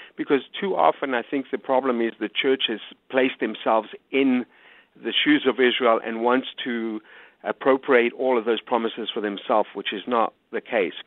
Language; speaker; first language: English; native; English